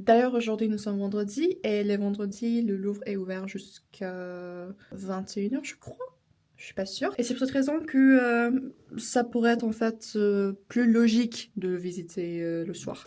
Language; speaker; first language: French; non-native, fluent; Turkish